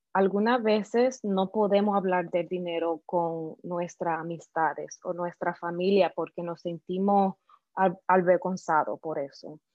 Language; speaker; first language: Spanish; native; Spanish